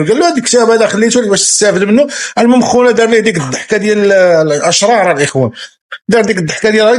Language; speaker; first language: Arabic; native; Arabic